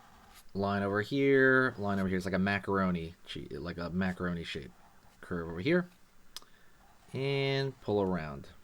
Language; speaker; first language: English; native; English